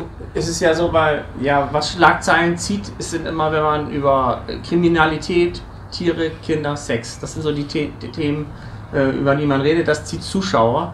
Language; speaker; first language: German; native; German